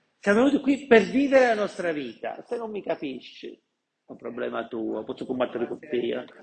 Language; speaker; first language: Italian; non-native, local second language; Sicilian